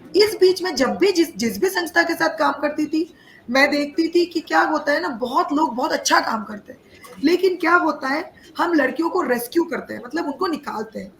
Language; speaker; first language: Hindi; non-native, local second language; Bangla